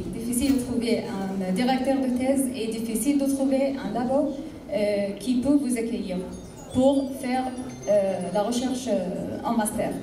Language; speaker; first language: French; non-native, fluent; Arabic